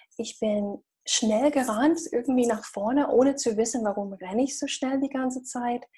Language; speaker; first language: German; non-native, fluent; English